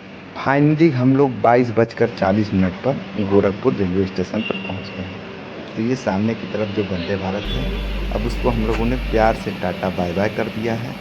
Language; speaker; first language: Hindi; native; Hindi